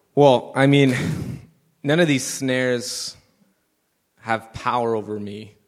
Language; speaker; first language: English; native; English